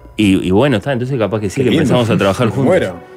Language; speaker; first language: Spanish; native; Spanish